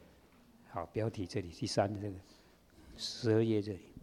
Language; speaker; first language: Chinese; native; Chinese